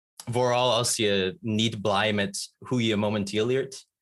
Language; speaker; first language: Dutch; non-native, fluent; English